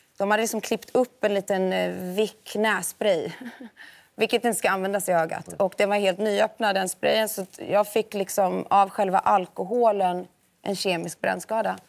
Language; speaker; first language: Swedish; native; Swedish